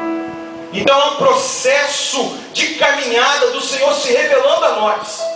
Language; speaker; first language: Portuguese; native; Portuguese